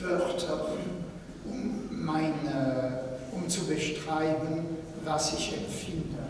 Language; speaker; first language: German; non-native, fluent; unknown